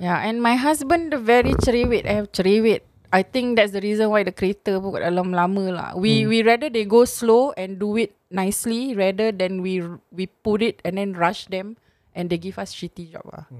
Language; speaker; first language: English; non-native, local second language; Malay